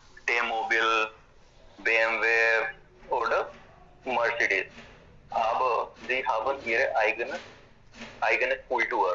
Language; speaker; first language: German; non-native, fluent; Hindi